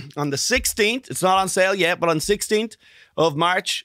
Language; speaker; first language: English; native; English